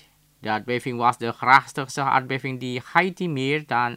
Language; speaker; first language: Dutch; non-native, fluent; Indonesian